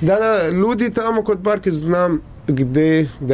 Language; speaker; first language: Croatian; non-native, learner; Arabic